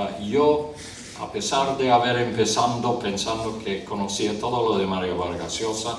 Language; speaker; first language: Spanish; non-native, fluent; English